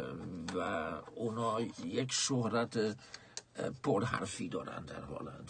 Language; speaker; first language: Persian; non-native, fluent; Dutch